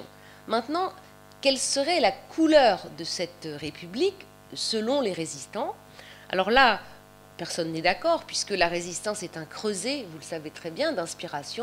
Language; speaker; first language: French; native; French